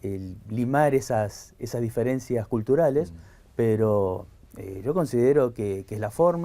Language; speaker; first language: Spanish; native; Spanish